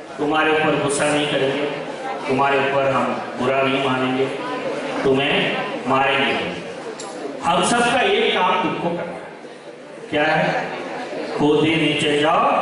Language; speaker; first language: Hindi; non-native, local second language; Kannada